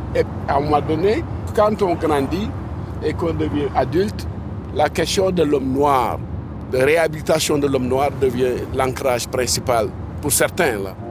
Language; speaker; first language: French; non-native, local second language; Wolof